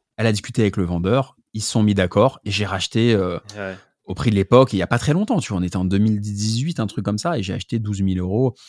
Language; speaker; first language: French; native; French